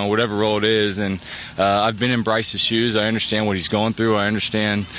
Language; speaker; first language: English; native; English